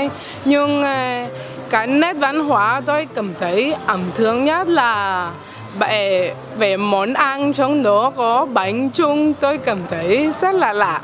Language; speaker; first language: Vietnamese; non-native, fluent; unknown